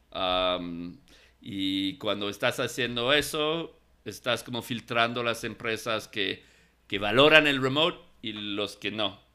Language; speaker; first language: Spanish; non-native, fluent; English